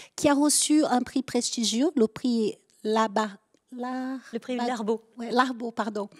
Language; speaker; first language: French; native; French